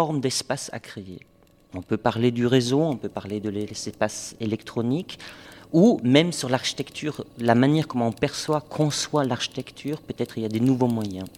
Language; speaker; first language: French; non-native, fluent; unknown